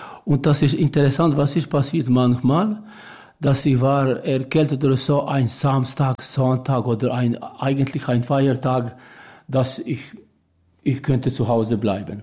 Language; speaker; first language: German; non-native, learner; Albanian